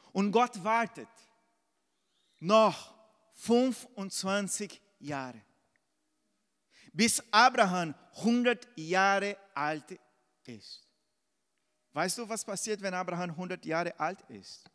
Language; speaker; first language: German; non-native, fluent; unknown